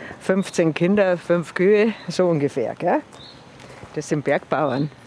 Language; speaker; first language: German; native; German